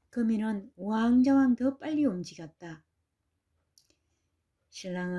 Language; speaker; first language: Korean; native; Korean